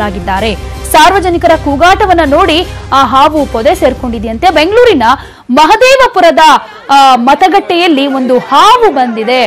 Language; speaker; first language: Kannada; native; Kannada